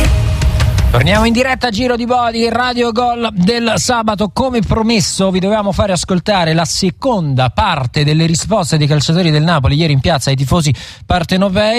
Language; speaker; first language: Italian; native; Italian